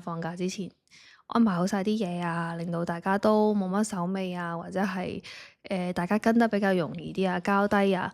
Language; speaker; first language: Cantonese; native; Cantonese